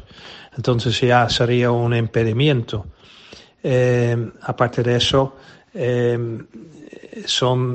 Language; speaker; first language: Spanish; non-native, fluent; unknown